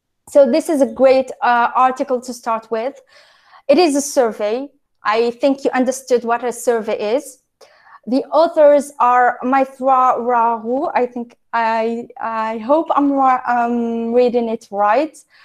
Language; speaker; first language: English; non-native, fluent; Arabic